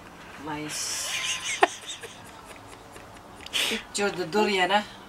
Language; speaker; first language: English; non-native, learner; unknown